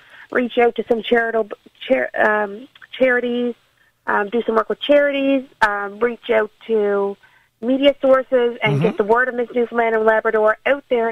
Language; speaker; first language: English; native; English